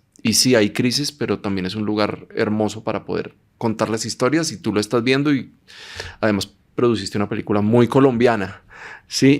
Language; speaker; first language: Spanish; native; Spanish